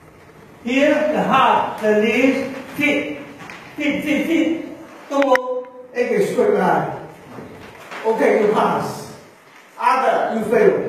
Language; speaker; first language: English; non-native, learner; Chinese